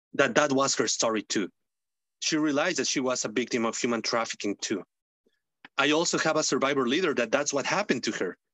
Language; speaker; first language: English; non-native, fluent; Spanish